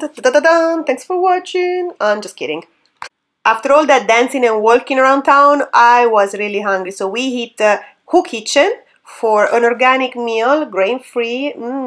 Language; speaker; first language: English; non-native, fluent; Italian